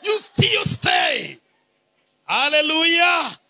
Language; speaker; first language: English; non-native, local second language; Swahili